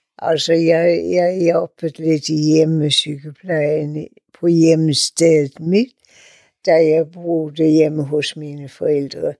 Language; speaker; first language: Danish; native; Danish